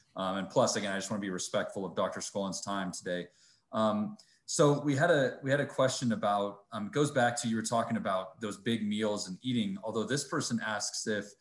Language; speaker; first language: English; native; English